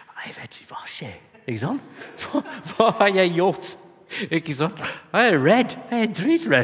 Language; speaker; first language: Norwegian; non-native, fluent; English